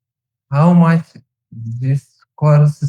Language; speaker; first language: English; non-native, learner; Tigrinya